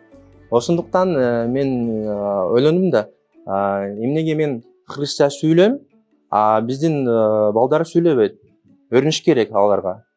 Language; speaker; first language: Kyrgyz; non-native, local second language; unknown